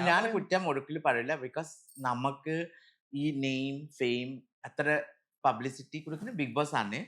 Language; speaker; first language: Malayalam; non-native, learner; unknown